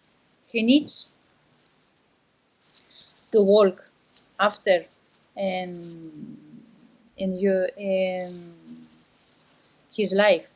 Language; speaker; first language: English; non-native, learner; Spanish